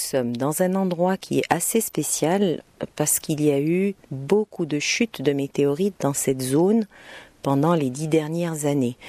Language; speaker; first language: French; non-native, local second language; Arabic